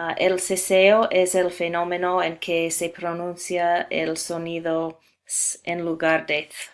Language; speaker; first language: Spanish; non-native, fluent; English